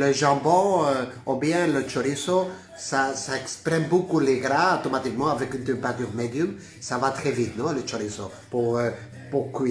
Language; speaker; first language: French; non-native, fluent; Spanish